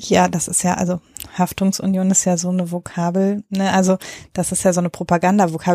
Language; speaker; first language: German; native; German